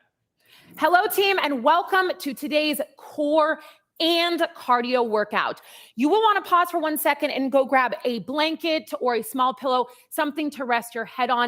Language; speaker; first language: English; native; English